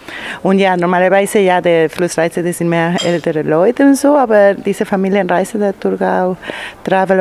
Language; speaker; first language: German; non-native, learner; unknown